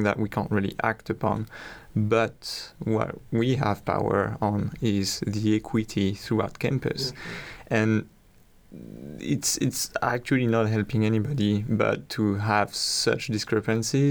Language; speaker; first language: English; non-native, fluent; French